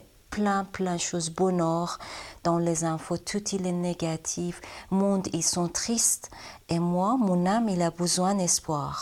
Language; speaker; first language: French; non-native, learner; Persian